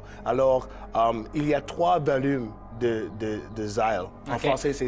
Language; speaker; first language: French; non-native, local second language; English